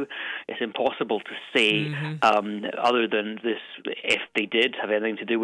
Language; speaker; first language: English; native; English